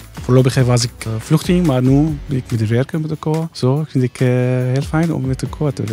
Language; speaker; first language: Dutch; non-native, learner; Arabic